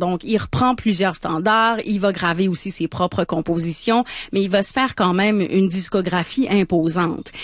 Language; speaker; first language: French; native; French